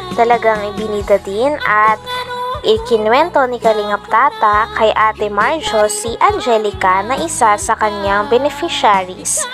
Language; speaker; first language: Filipino; native; Filipino